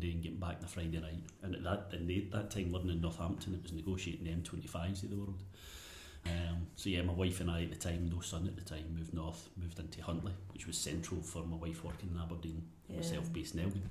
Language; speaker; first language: English; native; English